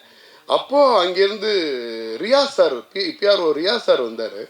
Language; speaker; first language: Tamil; native; Tamil